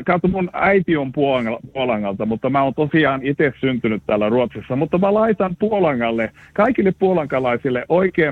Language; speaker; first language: Finnish; early bilingual, heritage; Finnish